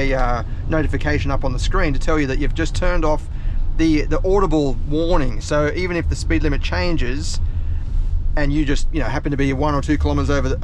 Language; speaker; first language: English; native; English